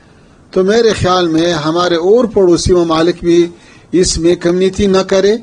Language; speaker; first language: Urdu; non-native, fluent; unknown